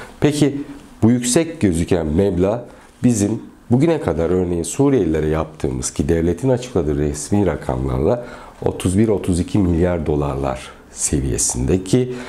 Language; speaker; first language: Turkish; native; Turkish